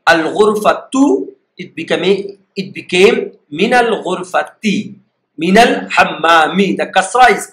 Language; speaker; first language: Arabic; non-native, fluent; Urdu